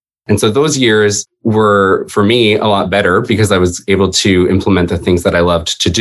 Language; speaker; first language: English; native; English